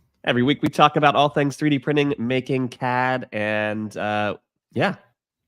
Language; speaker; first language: English; native; English